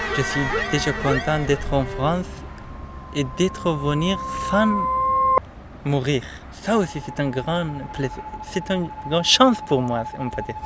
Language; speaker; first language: French; non-native, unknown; Persian